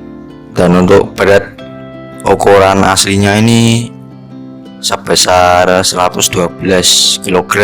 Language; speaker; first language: Indonesian; native; Indonesian